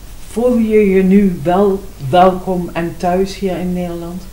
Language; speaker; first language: Dutch; native; Dutch